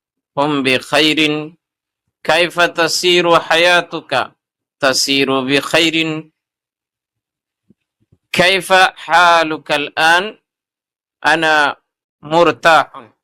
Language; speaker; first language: Arabic; non-native, fluent; Urdu